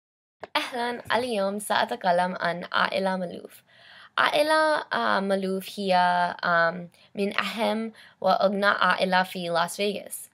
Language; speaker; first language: Arabic; non-native, learner; English